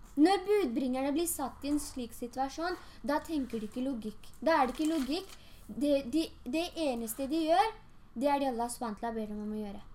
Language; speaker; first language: Norwegian; early bilingual, other home language; Urdu